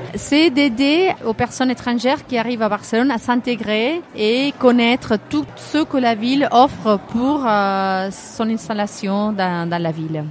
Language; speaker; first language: French; non-native, fluent; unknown